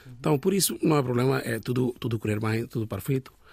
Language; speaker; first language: Portuguese; non-native, learner; Bangla